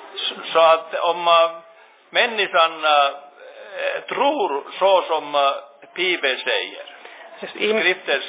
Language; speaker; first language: Swedish; non-native, local second language; Finnish